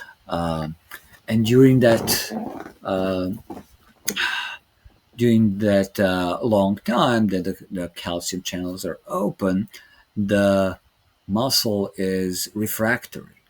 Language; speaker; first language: English; non-native, fluent; Serbian